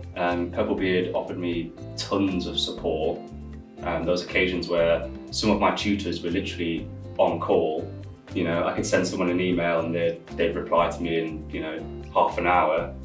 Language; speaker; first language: English; native; English